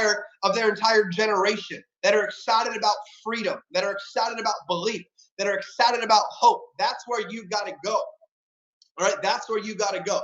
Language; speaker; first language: English; native; English